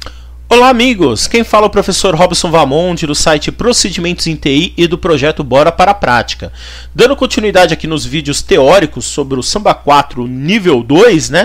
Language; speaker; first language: Portuguese; native; Portuguese